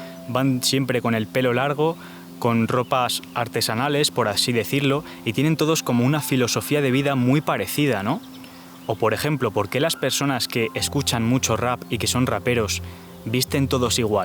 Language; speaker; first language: Spanish; native; Spanish